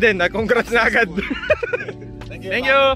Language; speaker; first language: Filipino; native; Filipino